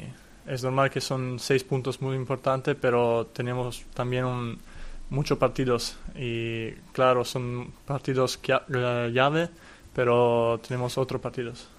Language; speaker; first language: Spanish; non-native, fluent; Italian